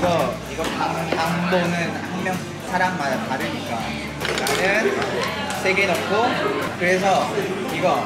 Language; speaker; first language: Korean; non-native, fluent; Vietnamese